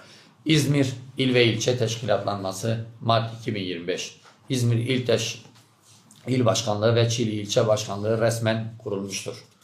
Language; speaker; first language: Turkish; native; Turkish